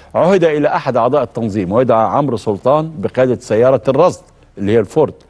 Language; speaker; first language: Arabic; native; Arabic